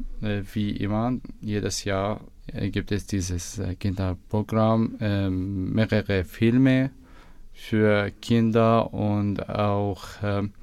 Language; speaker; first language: German; non-native, learner; Arabic